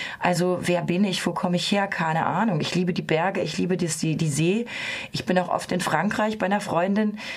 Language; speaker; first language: German; native; German